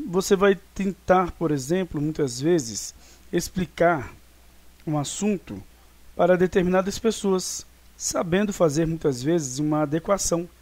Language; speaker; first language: Portuguese; native; Portuguese